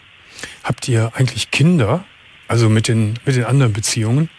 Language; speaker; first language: German; native; German